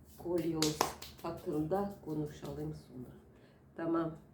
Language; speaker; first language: Turkish; non-native, learner; Russian